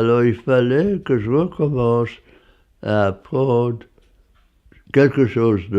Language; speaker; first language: French; non-native, fluent; English